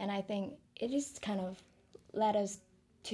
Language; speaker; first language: English; non-native, fluent; Chinese